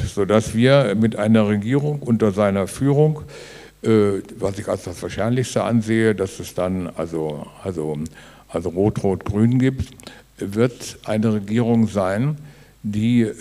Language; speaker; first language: German; native; German